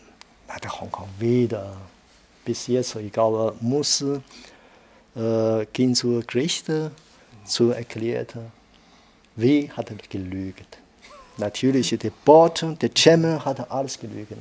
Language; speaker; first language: German; non-native, learner; Chinese